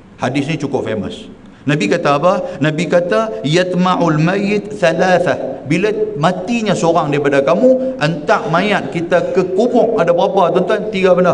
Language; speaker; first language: Malay; native; Malay